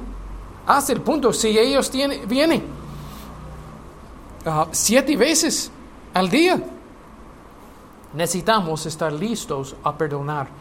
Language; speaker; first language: Spanish; non-native, learner; English